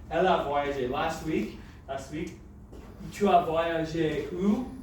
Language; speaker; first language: French; non-native, fluent; English